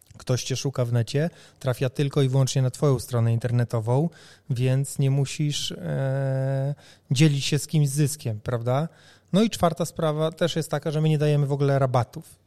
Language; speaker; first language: Polish; native; Polish